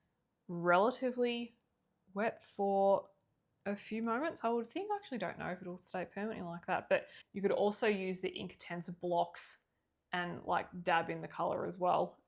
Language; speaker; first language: English; native; English